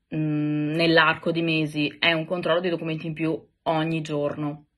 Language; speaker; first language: Italian; native; Italian